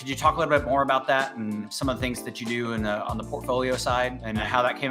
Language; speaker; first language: English; native; English